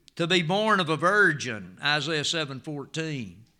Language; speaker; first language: English; native; English